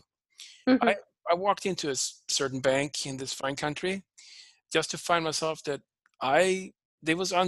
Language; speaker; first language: English; non-native, fluent; Swedish